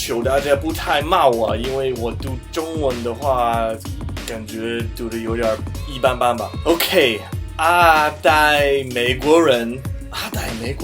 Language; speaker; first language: Chinese; non-native, fluent; English